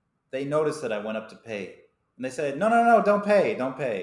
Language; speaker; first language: English; native; English